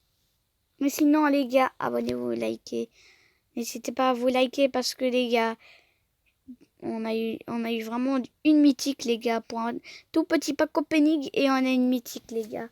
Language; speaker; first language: French; native; French